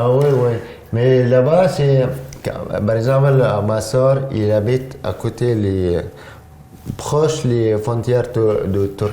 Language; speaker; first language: French; non-native, learner; Arabic